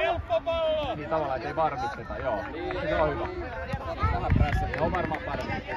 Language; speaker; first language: Finnish; native; Finnish